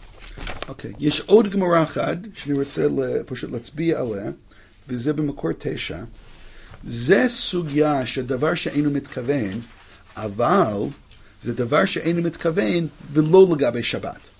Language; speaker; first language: Hebrew; non-native, fluent; English